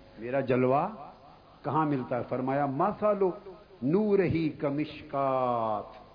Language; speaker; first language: Urdu; non-native, local second language; Punjabi